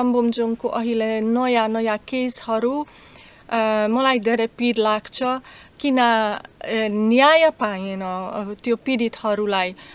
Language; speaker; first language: Nepali; non-native, fluent; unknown